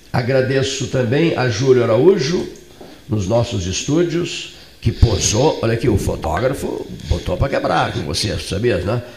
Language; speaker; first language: Portuguese; native; Portuguese